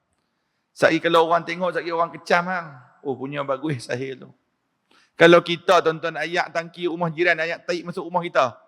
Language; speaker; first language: Malay; native; Malay